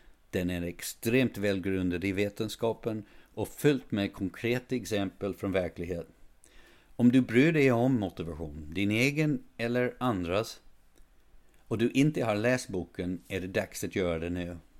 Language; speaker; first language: Swedish; non-native, fluent; English